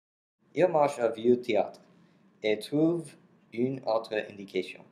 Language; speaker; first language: French; non-native, learner; English